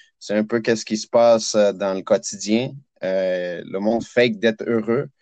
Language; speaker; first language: French; native; French